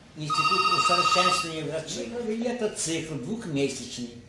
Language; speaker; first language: Russian; non-native, local second language; Ukrainian